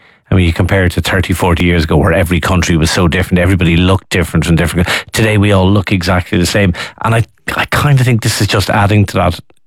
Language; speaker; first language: English; native; English